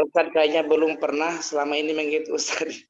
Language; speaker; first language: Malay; non-native, local second language; Indonesian